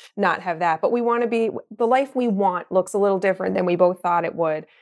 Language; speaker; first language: English; native; English